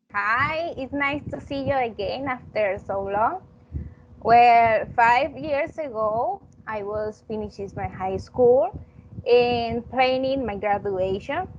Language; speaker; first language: English; non-native, learner; Spanish